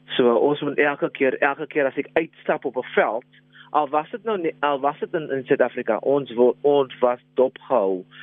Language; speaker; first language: Afrikaans; non-native, local second language; English